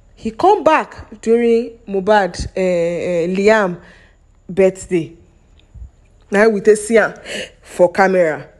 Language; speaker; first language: Nigerian Pidgin; non-native, local second language; Yoruba